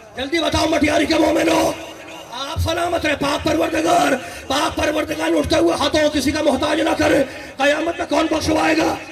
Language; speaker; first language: Urdu; native; Urdu